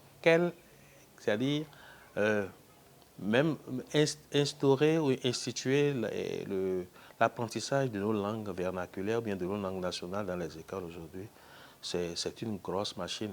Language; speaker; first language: French; non-native, local second language; Fon